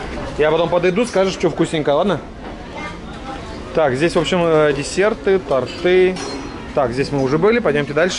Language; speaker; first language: Russian; native; Russian